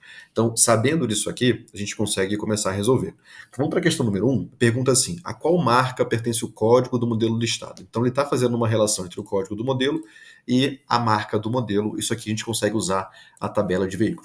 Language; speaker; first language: Portuguese; native; Portuguese